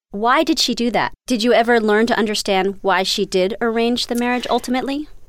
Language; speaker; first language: English; native; English